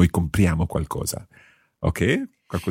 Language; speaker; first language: Italian; non-native, fluent; English